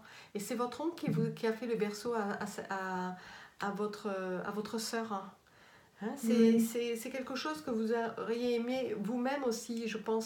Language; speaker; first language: French; native; French